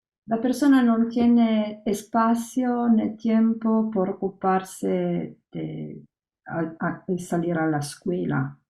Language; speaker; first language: Spanish; non-native, learner; Italian